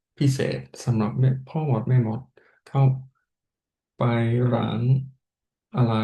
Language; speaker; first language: Thai; non-native, learner; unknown